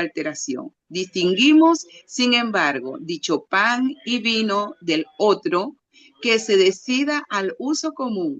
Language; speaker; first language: Spanish; native; Spanish